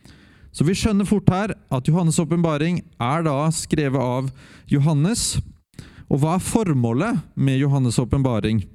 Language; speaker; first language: Norwegian; native; Norwegian